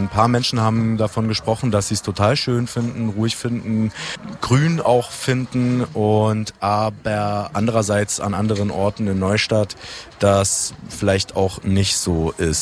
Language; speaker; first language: German; native; German